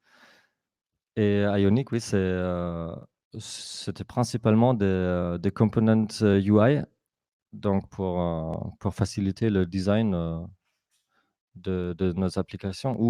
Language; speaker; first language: French; non-native, fluent; German